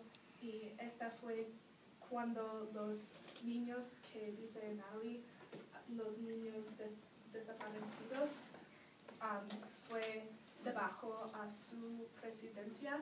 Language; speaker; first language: Spanish; non-native, learner; English